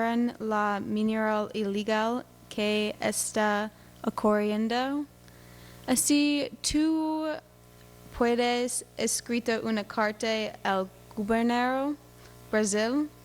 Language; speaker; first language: Spanish; non-native, learner; English